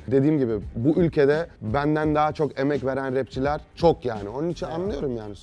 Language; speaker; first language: Turkish; early bilingual, heritage; Turkish